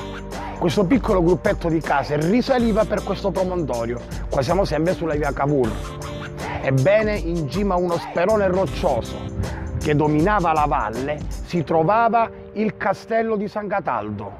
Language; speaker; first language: Italian; native; Italian